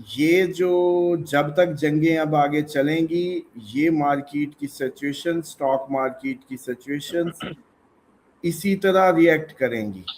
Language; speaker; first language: Urdu; native; Urdu